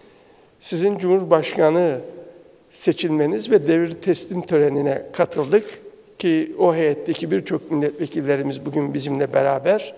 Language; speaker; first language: Turkish; native; Turkish